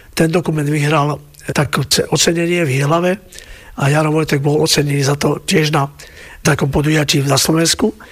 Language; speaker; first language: Slovak; native; Slovak